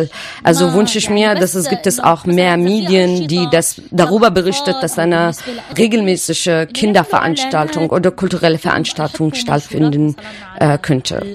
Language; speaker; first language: German; non-native, learner; Arabic